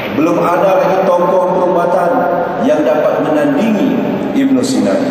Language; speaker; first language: Malay; native; Malay